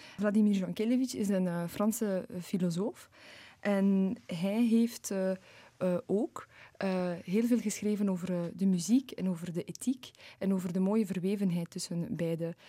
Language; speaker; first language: Dutch; early bilingual, other home language; Polish